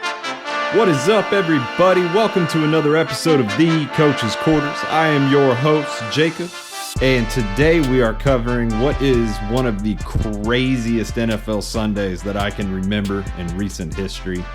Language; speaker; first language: English; native; English